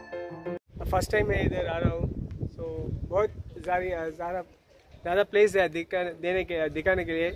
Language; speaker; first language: Hindi; non-native, learner; Tamil